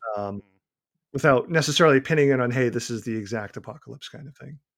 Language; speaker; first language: English; native; English